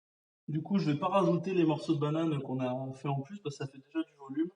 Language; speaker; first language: French; native; French